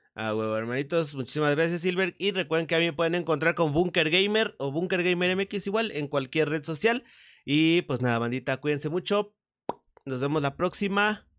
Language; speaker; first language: Spanish; native; Spanish